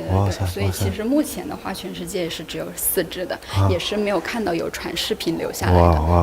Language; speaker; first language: Chinese; native; Chinese